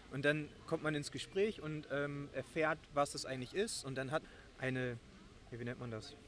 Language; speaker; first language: German; native; German